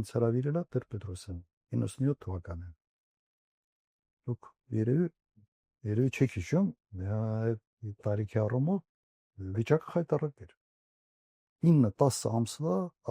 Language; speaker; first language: Armenian; native; Armenian